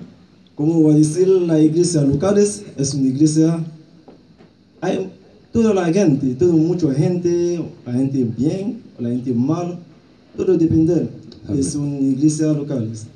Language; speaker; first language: Spanish; non-native, learner; Haitian Creole